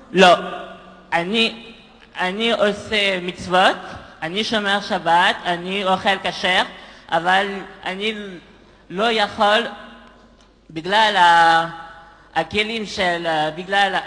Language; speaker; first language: Hebrew; non-native, learner; French